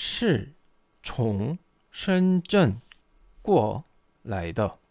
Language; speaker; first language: Chinese; non-native, fluent; Korean